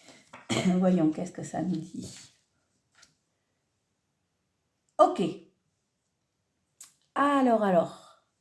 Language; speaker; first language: French; native; French